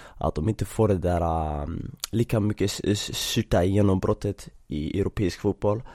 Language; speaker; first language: Swedish; early bilingual, other home language; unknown